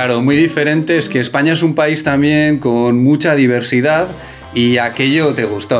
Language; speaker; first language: Spanish; native; Spanish